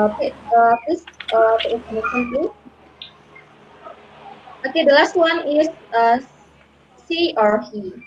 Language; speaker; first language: English; non-native, learner; Indonesian